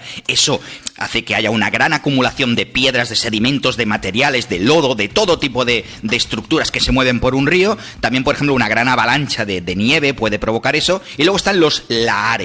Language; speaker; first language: Spanish; native; Spanish